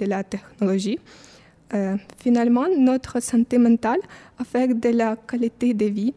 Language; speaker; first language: French; non-native, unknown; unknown